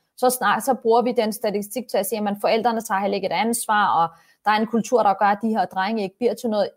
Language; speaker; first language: Danish; early bilingual, other home language; Turkish